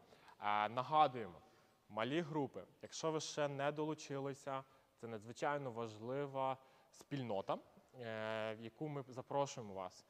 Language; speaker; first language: Ukrainian; native; Ukrainian